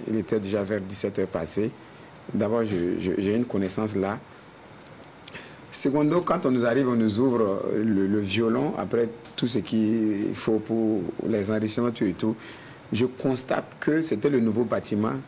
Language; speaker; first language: French; non-native, local second language; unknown